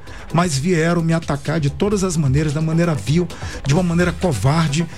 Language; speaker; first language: Portuguese; native; Portuguese